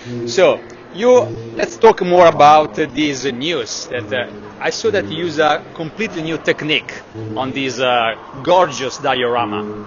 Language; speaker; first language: English; non-native, fluent; Italian